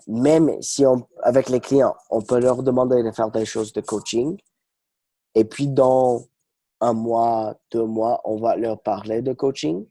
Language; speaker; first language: French; non-native, fluent; English